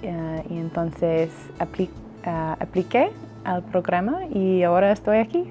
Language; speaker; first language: Spanish; non-native, fluent; English